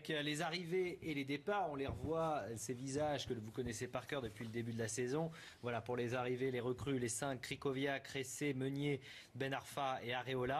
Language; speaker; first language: French; native; French